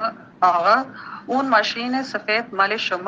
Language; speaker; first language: Persian; non-native, learner; Urdu